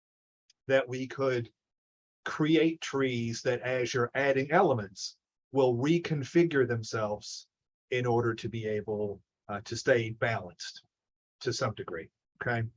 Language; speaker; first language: English; native; English